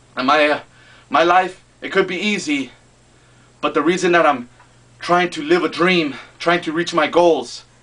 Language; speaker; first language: English; native; English